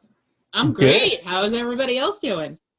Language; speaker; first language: English; native; English